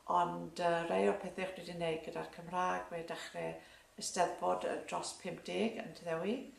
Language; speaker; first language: Welsh; native; Welsh